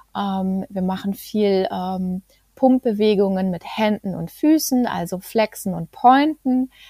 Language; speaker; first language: German; native; German